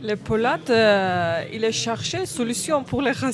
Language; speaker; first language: French; non-native, learner; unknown